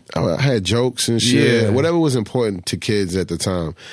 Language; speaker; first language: English; native; English